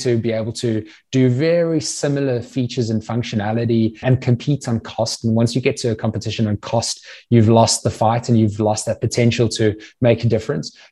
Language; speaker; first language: English; native; English